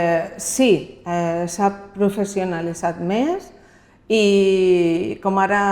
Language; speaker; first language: Catalan; non-native, local second language; Spanish